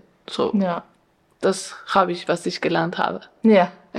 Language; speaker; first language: German; non-native, fluent; Spanish